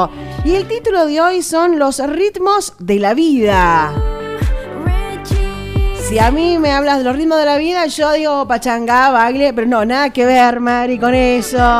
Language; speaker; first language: Spanish; native; Spanish